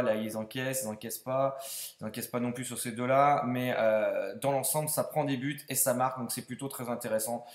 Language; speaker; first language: French; native; French